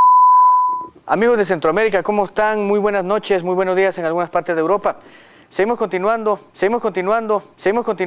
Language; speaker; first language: Spanish; native; Spanish